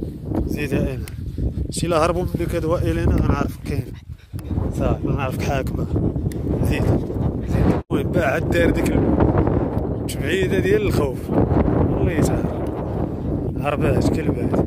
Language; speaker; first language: Arabic; native; Arabic